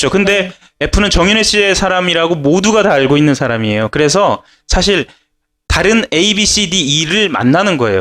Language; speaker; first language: Korean; native; Korean